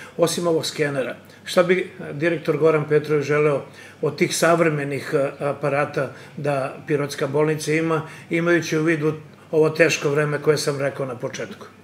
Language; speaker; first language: Serbian; native; Serbian